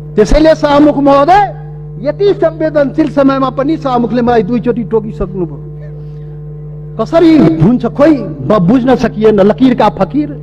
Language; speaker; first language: Nepali; non-native, local second language; Maithili